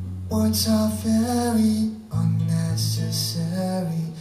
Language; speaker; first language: English; native; English